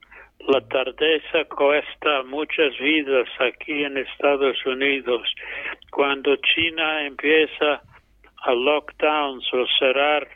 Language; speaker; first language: Spanish; non-native, fluent; English